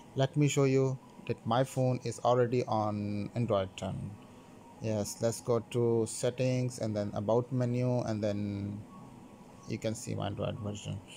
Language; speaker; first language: English; non-native, local second language; Urdu